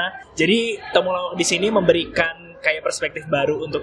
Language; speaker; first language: Indonesian; native; Indonesian